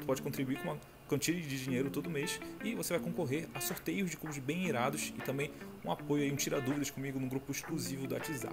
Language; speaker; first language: Portuguese; native; Portuguese